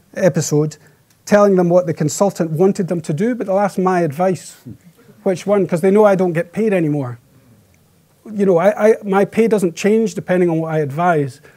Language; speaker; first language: English; native; English